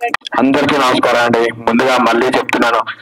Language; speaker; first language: Telugu; native; Telugu